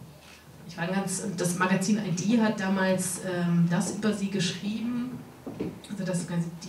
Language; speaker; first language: German; native; German